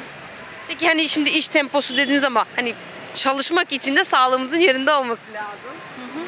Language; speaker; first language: Turkish; native; Turkish